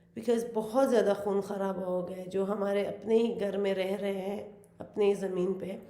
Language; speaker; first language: Urdu; non-native, fluent; Persian